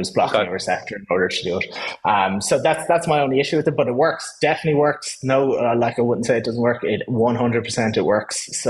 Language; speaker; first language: English; native; English